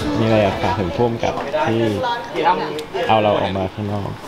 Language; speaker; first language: Thai; native; Thai